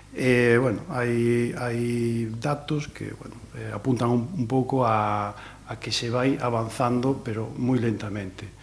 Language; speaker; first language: Galician; native; Galician